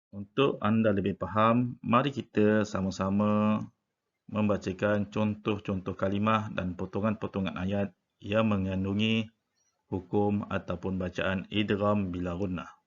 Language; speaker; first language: Malay; native; Malay